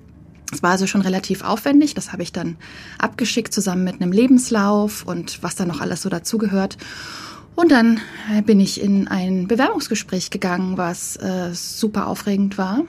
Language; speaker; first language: German; native; German